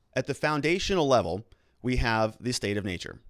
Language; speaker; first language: English; native; English